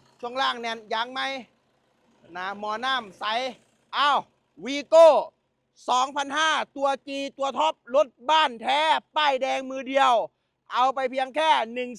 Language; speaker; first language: Thai; non-native, local second language; Northeastern Thai